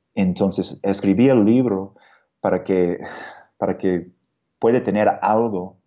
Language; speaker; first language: Spanish; non-native, fluent; English